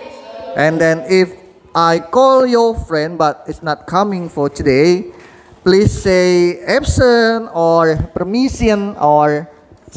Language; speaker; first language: English; non-native, fluent; Indonesian